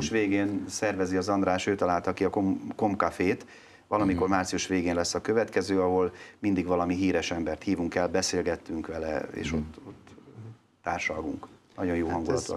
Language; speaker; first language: Hungarian; native; Hungarian